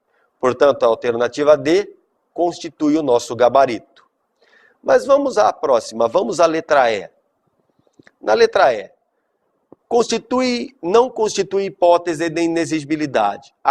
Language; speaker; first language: Portuguese; native; Portuguese